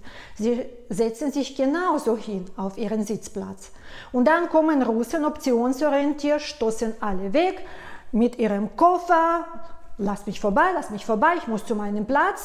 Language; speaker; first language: German; non-native, fluent; Russian